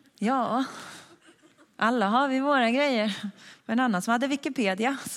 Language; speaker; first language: Swedish; early bilingual, other home language; Persian